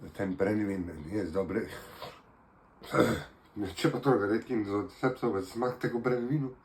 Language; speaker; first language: Polish; non-native, learner; Icelandic